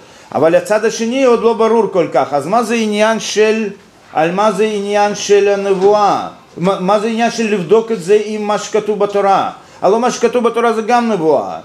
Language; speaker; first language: Hebrew; non-native, fluent; Russian